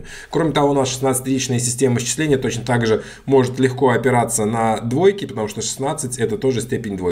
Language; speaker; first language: Russian; native; Russian